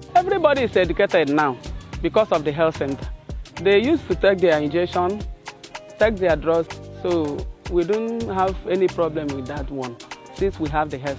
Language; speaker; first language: English; non-native, local second language; Igbo